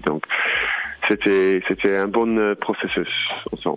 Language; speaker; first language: French; non-native, learner; English